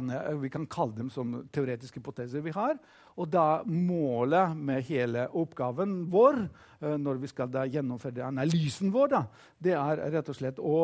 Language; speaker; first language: Norwegian; non-native, fluent; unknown